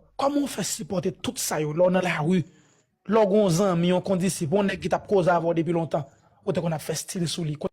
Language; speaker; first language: Haitian Creole; native; Haitian Creole